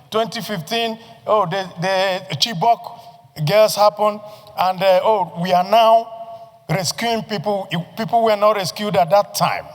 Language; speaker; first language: English; non-native, local second language; Igbo